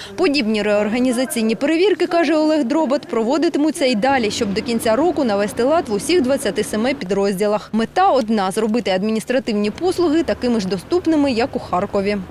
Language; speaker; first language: Ukrainian; native; Ukrainian